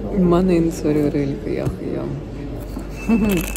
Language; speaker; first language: Korean; non-native, learner; Russian